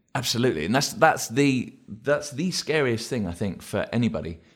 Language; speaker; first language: English; native; English